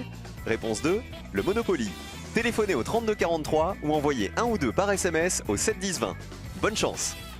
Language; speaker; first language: French; native; French